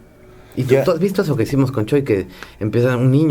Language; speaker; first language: Spanish; native; Spanish